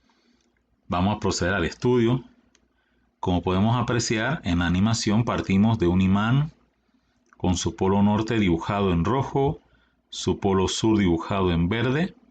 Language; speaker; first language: Spanish; native; Spanish